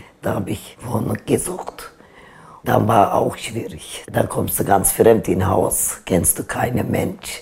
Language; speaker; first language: German; non-native, fluent; Turkish